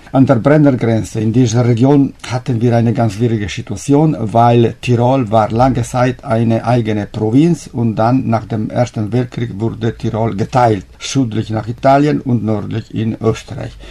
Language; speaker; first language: German; non-native, fluent; Italian